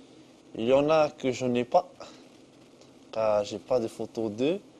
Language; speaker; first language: French; non-native, local second language; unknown